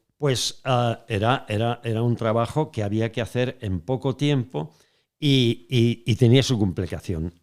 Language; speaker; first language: Spanish; native; Spanish